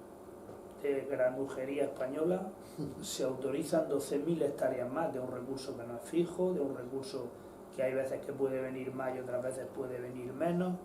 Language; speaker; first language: Spanish; native; Spanish